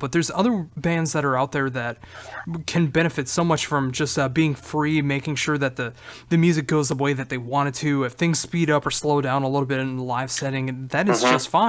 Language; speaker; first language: English; native; English